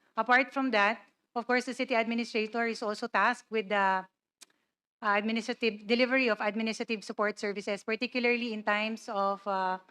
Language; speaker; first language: English; non-native, local second language; Cebuano